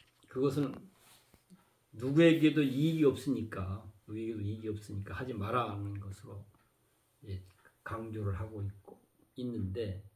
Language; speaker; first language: Korean; native; Korean